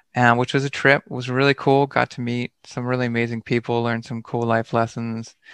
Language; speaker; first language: English; native; English